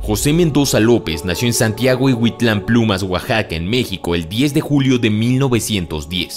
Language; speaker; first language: Spanish; native; Spanish